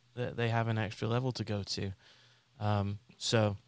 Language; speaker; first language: English; native; English